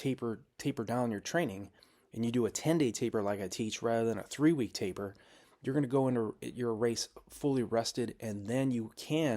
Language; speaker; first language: English; native; English